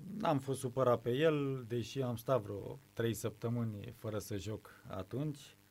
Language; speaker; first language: Romanian; native; Romanian